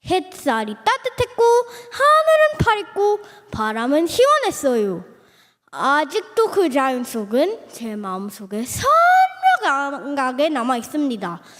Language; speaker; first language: Korean; early bilingual, other home language; Filipino